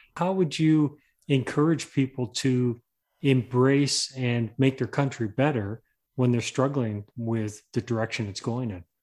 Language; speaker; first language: English; native; English